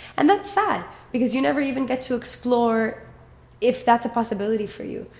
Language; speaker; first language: English; early bilingual, other home language; Spanish